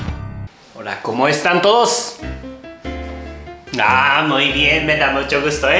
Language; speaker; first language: Spanish; non-native, fluent; Japanese